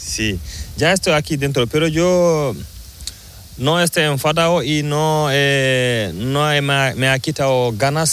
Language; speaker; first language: Spanish; non-native, learner; Fula